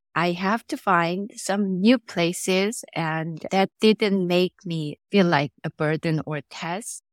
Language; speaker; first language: English; non-native, fluent; Korean